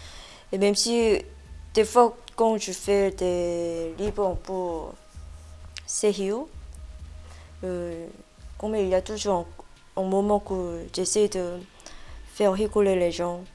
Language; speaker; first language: French; non-native, fluent; Korean